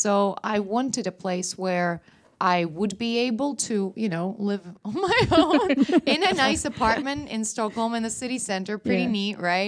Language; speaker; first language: English; non-native, fluent; Russian